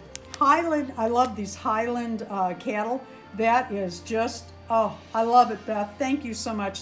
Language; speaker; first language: English; native; English